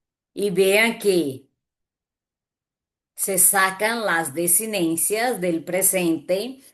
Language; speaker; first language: Spanish; non-native, fluent; Portuguese